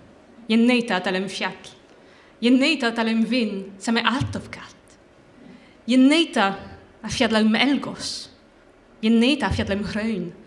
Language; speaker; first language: Icelandic; non-native, learner; French